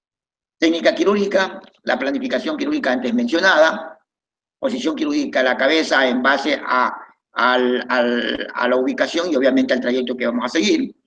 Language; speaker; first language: Spanish; native; Spanish